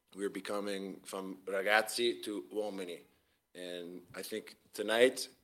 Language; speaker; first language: English; native; English